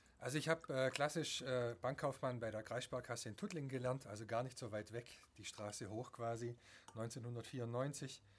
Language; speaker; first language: German; native; German